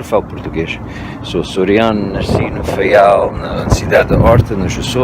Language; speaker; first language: Portuguese; early bilingual, heritage; Portuguese